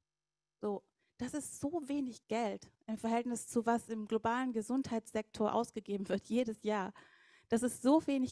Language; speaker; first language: German; native; German